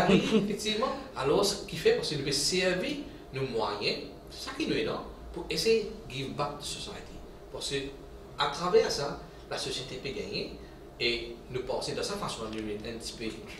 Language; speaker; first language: French; non-native, local second language; Morisyen